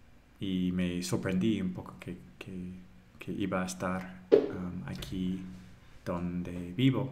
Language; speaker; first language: Spanish; non-native, fluent; English